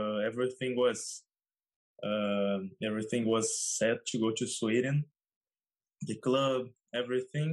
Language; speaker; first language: English; non-native, fluent; Portuguese